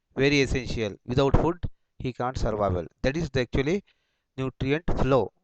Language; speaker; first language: English; non-native, local second language; Kannada